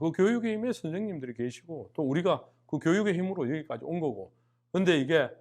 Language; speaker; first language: Korean; native; Korean